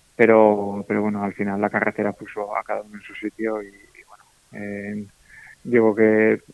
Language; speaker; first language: Spanish; native; Spanish